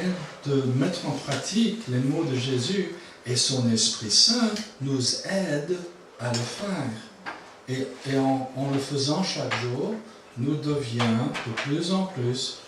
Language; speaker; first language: French; non-native, fluent; English